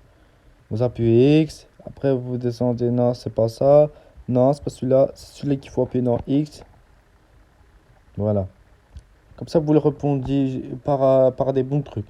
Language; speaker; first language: French; native; French